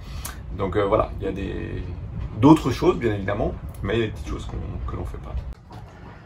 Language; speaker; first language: French; native; French